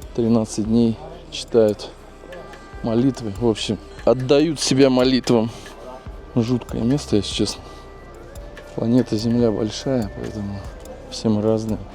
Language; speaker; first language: Russian; native; Russian